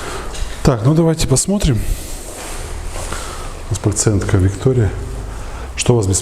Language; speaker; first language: Russian; native; Russian